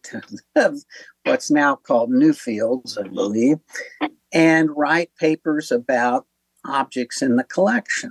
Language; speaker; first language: English; native; English